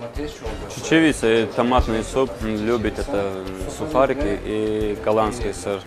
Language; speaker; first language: Russian; non-native, learner; Turkish